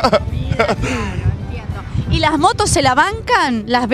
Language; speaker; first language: Spanish; native; Spanish